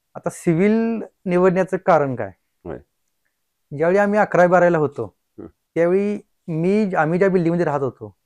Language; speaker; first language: Marathi; native; Marathi